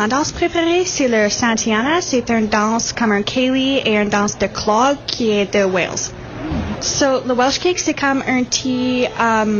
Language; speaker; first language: French; native; French